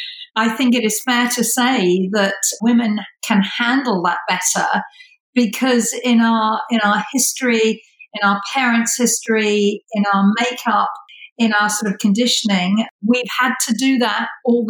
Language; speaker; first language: English; native; English